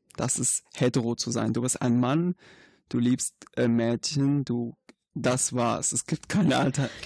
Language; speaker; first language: German; non-native, fluent; Arabic